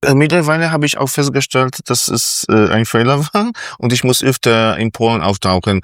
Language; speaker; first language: German; non-native, fluent; Polish